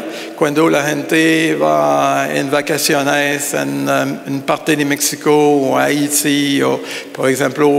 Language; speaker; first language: Spanish; non-native, learner; French